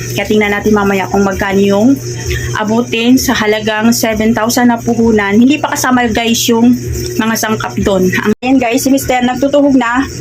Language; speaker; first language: Filipino; non-native, local second language; Cebuano